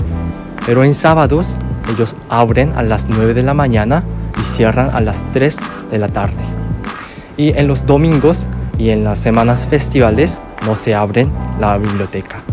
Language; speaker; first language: Spanish; non-native, learner; Korean